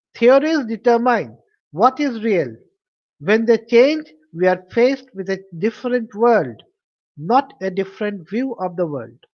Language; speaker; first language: English; non-native, local second language; Bangla